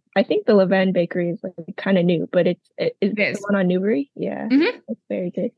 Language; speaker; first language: English; native; English